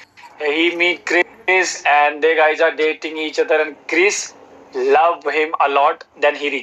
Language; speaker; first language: English; non-native, local second language; Hindi